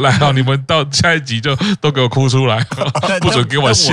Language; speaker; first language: Chinese; native; Chinese